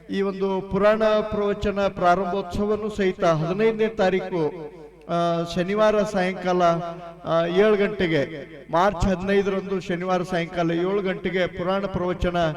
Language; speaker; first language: Kannada; native; Kannada